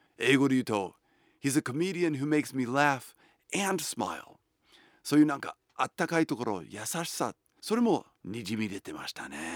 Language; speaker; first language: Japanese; non-native, fluent; English